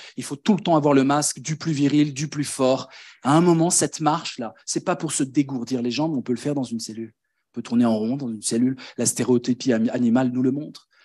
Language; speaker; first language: French; native; French